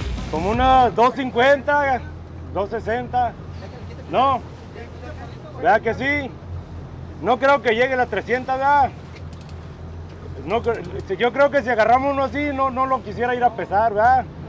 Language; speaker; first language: Spanish; native; Spanish